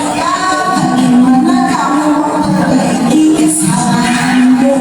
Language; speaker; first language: Indonesian; native; Indonesian